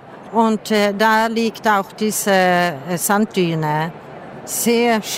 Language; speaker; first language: German; non-native, fluent; Swedish